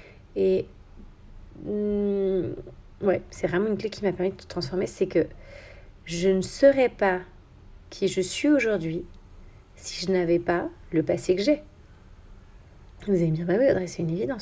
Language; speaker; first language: French; native; French